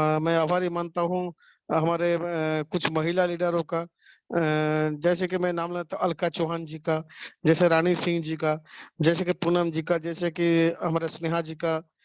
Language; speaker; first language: Hindi; non-native, local second language; Bangla